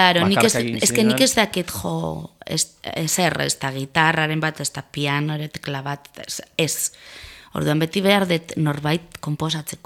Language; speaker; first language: Basque; non-native, local second language; Spanish